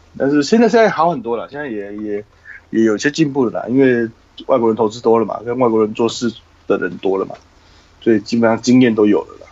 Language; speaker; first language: Chinese; native; Chinese